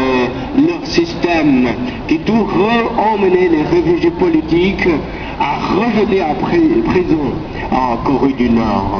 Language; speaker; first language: French; non-native, learner; Korean